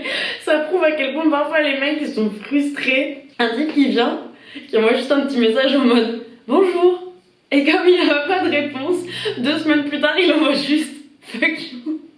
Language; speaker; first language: French; native; French